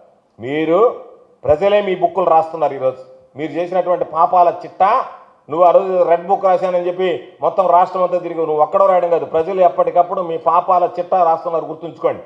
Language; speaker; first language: Telugu; native; Telugu